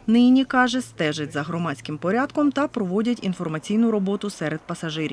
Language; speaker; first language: Ukrainian; native; Ukrainian